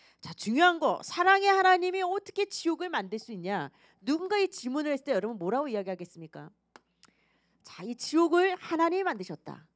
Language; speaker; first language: Korean; native; Korean